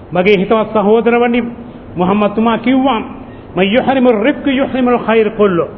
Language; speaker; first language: Sinhala; non-native, local second language; Tamil